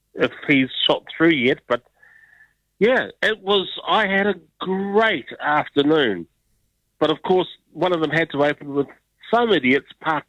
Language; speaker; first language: English; native; English